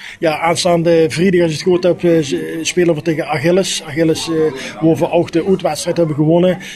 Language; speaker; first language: Dutch; native; Dutch